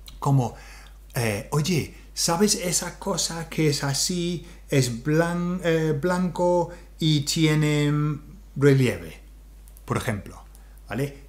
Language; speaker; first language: Spanish; non-native, fluent; English